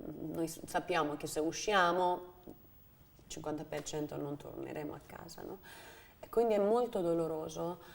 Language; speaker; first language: Italian; non-native, fluent; Persian